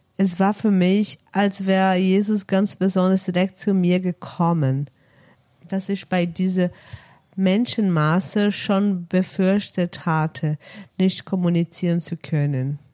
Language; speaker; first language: German; non-native, fluent; Portuguese